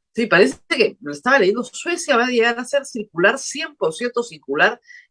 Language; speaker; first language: Spanish; native; Spanish